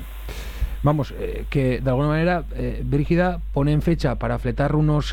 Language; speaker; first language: Spanish; native; Spanish